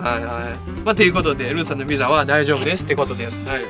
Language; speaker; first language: Japanese; native; Japanese